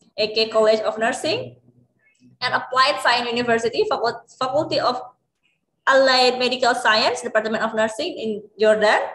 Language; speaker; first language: English; non-native, learner; Indonesian